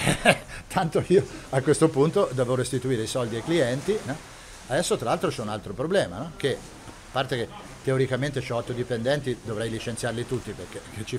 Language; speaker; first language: Italian; native; Italian